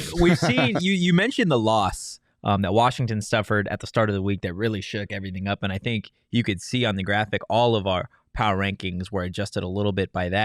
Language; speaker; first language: English; native; English